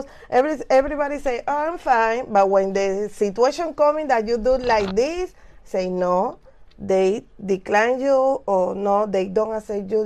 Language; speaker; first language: English; non-native, learner; Spanish